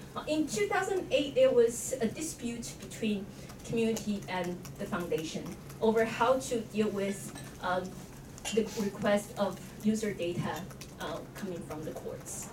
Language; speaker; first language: English; non-native, fluent; Chinese